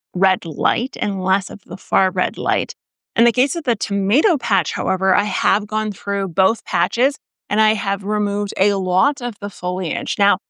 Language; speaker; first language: English; native; English